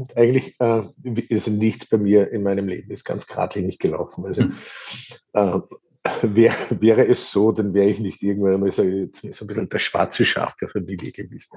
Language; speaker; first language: German; native; German